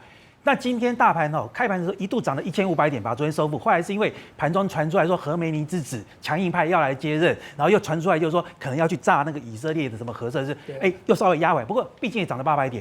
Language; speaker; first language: Chinese; native; Chinese